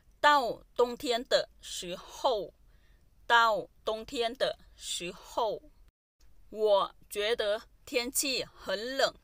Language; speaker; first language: Chinese; non-native, fluent; Thai